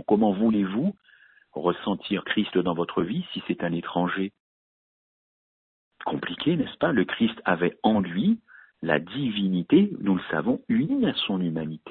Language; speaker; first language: French; native; French